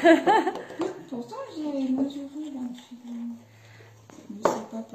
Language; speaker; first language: French; non-native, fluent; Japanese